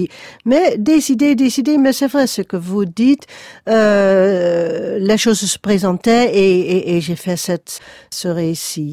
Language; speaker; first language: French; non-native, fluent; Dutch